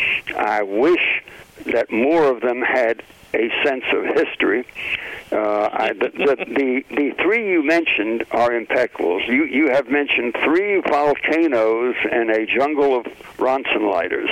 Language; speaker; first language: English; native; English